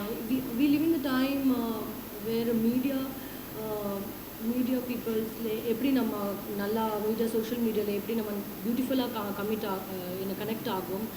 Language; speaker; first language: Tamil; non-native, learner; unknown